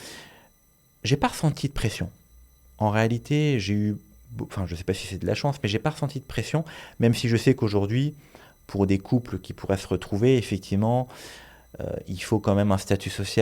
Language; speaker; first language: French; native; French